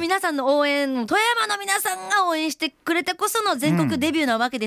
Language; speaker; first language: Japanese; native; Japanese